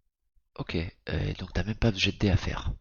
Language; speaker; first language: French; native; French